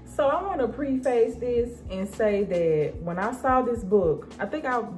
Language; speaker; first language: English; native; English